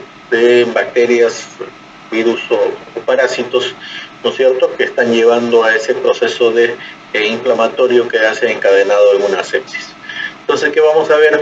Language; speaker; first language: Spanish; native; Spanish